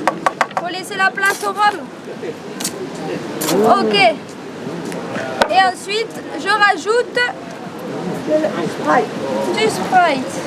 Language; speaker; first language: French; native; French